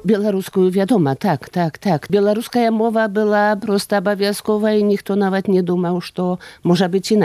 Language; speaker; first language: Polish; non-native, local second language; Belarusian